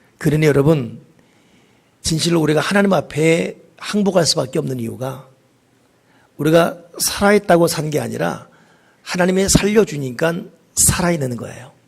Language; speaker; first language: Korean; native; Korean